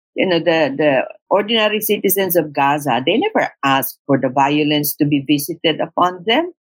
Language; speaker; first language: English; non-native, local second language; Tausug